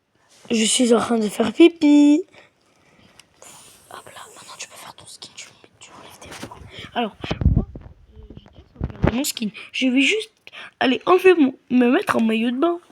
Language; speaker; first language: French; native; French